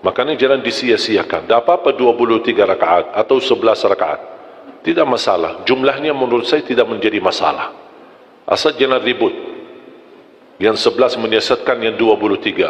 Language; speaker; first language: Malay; non-native, fluent; Arabic